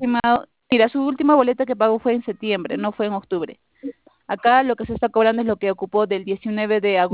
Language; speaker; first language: Spanish; native; Spanish